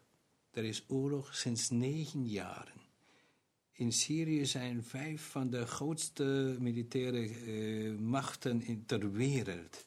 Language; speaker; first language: Dutch; non-native, local second language; German